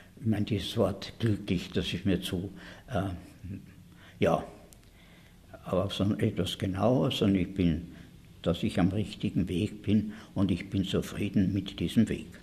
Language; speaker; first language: German; native; German